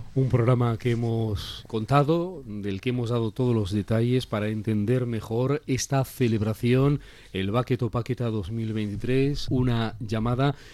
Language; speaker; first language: Spanish; native; Spanish